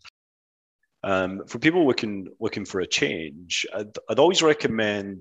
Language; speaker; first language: English; native; English